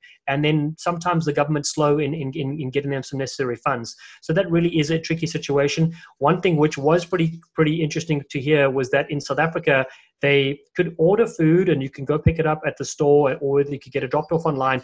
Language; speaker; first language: English; native; English